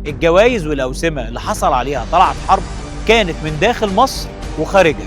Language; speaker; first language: Arabic; native; Arabic